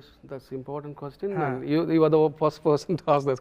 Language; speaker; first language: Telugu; non-native, learner; Tamil